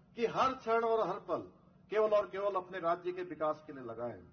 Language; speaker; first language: Hindi; native; Hindi